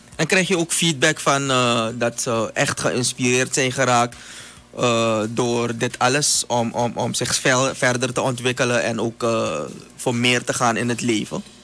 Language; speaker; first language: Dutch; native; Dutch